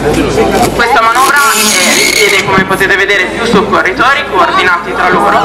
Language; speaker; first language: Italian; native; Italian